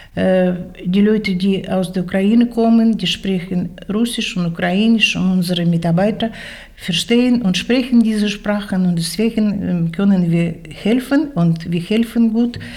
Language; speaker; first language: German; non-native, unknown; Russian